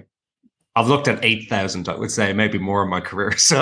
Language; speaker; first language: English; native; English